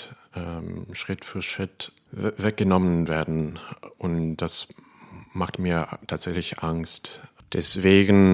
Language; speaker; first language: German; non-native, fluent; Cantonese